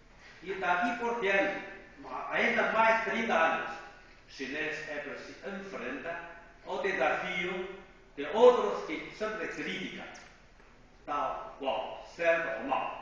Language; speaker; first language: Portuguese; non-native, fluent; Chinese